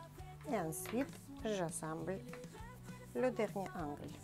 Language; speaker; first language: French; non-native, fluent; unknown